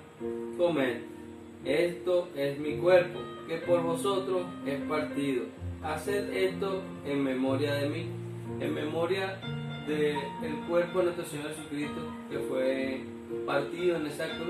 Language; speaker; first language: Spanish; native; Spanish